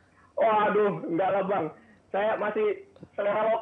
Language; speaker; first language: Indonesian; native; Indonesian